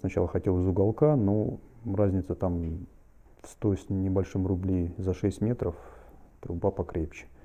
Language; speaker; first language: Russian; native; Russian